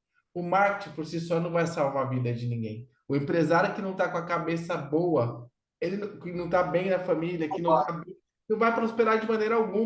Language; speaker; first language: Portuguese; native; Portuguese